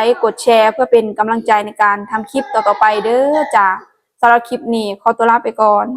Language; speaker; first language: Thai; non-native, local second language; Northeastern Thai